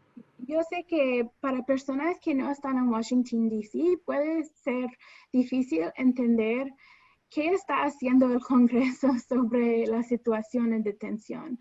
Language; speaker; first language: Spanish; non-native, fluent; English